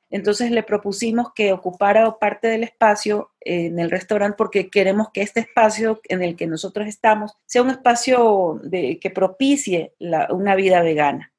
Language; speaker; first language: Spanish; native; Spanish